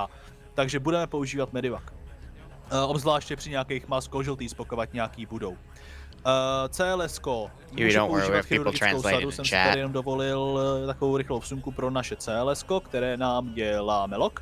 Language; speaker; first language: Czech; native; Czech